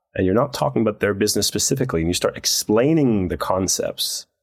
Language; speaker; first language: English; non-native, fluent; Dutch